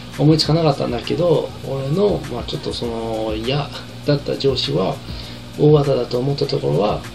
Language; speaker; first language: Japanese; non-native, fluent; English